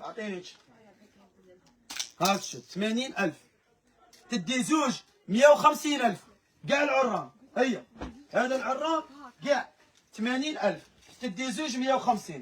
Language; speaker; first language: Arabic; native; Arabic